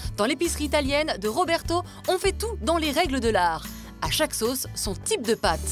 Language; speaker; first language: French; native; French